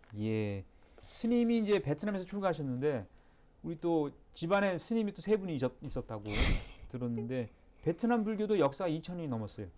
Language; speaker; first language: Korean; native; Korean